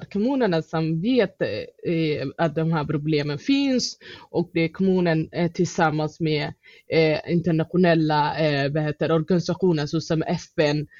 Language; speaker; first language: Swedish; non-native, fluent; Somali